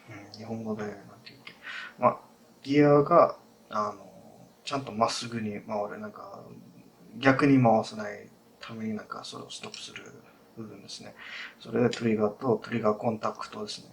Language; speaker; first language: Japanese; non-native, fluent; English